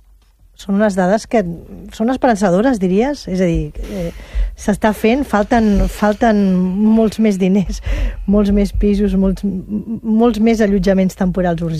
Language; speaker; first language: Catalan; native; Catalan